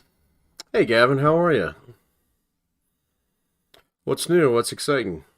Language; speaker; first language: English; native; English